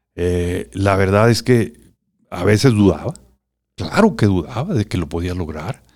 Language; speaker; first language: Spanish; native; Spanish